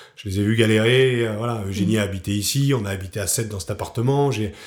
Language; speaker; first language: French; native; French